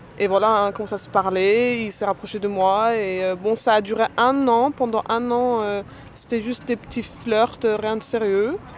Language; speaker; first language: French; non-native, fluent; Persian